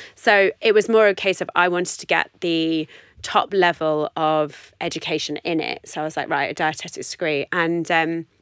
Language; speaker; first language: English; native; English